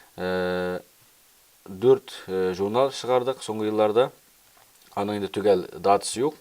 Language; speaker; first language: Tatar; early bilingual, heritage; Tatar